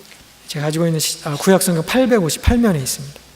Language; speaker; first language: Korean; native; Korean